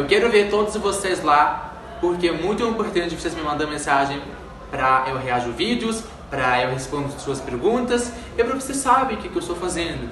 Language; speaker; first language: Portuguese; non-native, fluent; Arabic